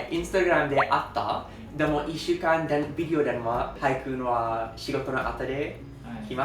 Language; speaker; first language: Japanese; non-native, learner; English